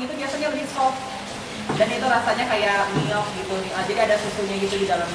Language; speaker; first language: Indonesian; native; Indonesian